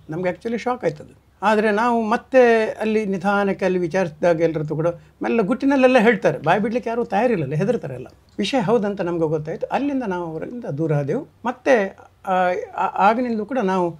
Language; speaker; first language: Kannada; native; Kannada